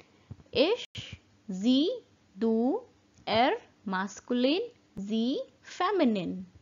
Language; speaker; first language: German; non-native, fluent; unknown